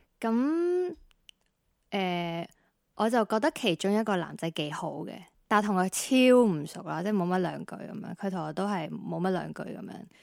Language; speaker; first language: Cantonese; native; Cantonese